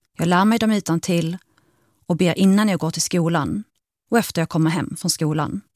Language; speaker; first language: Swedish; early bilingual, other home language; Arabic